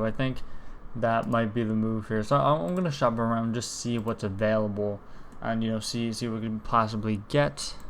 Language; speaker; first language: English; native; English